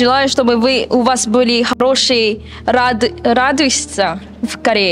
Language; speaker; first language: Russian; non-native, learner; Korean